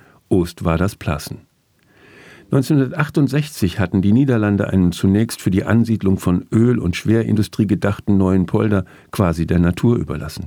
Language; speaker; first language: German; native; German